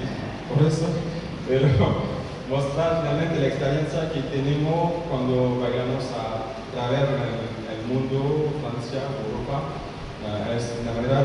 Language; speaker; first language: Spanish; non-native, learner; French